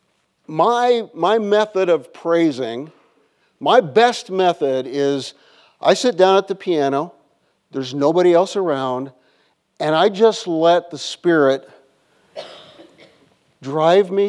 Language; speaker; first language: English; native; English